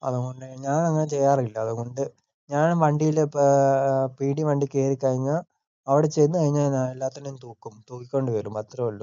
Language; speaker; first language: Malayalam; early bilingual, heritage; Malayalam